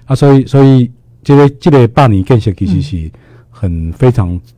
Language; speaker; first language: Chinese; native; Chinese